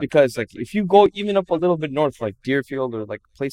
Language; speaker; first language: English; native; English